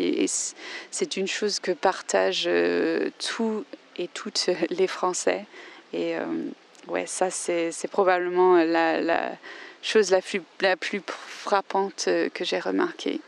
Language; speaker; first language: French; non-native, fluent; English